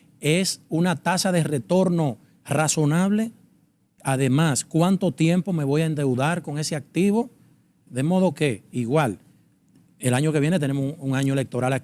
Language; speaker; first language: Spanish; native; Spanish